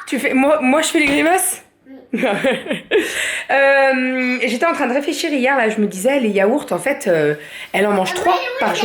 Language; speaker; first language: French; native; French